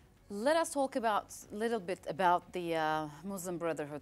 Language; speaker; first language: English; non-native, fluent; Turkish